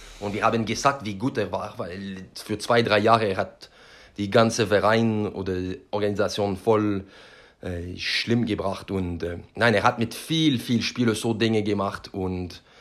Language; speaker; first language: German; non-native, learner; French